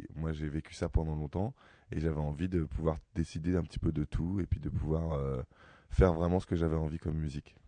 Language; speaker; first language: French; native; French